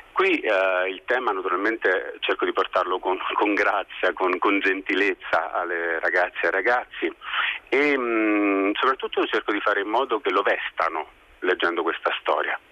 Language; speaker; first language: Italian; native; Italian